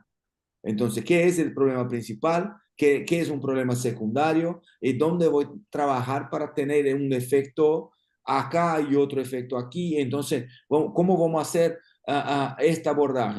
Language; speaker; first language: Spanish; non-native, fluent; Portuguese